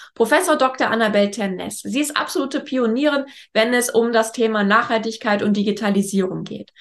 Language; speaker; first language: German; native; German